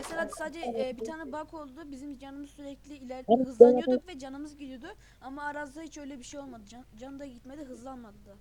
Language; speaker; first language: Turkish; native; Turkish